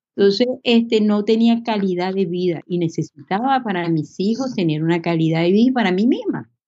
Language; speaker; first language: Spanish; native; Spanish